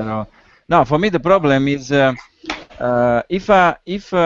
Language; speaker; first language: English; non-native, learner; Italian